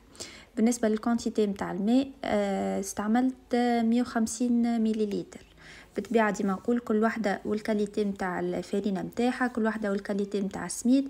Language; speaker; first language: Arabic; native; Arabic